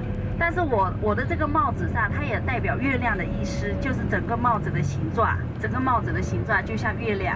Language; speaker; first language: Chinese; native; Chinese